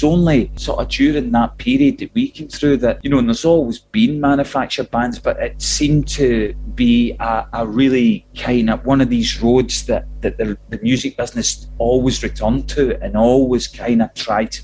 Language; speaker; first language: English; native; English